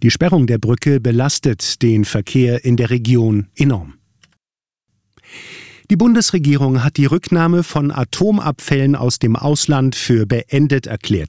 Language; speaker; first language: German; native; German